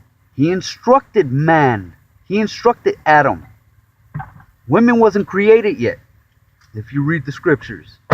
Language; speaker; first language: English; native; English